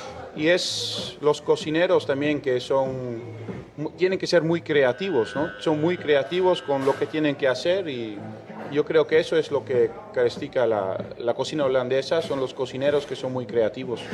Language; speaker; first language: Spanish; early bilingual, heritage; Spanish